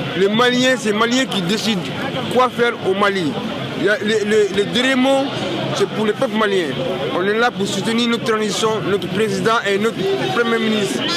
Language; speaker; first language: French; non-native, local second language; Bambara